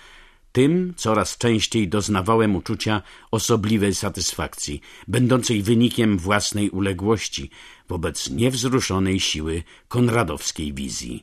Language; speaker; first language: Polish; native; Polish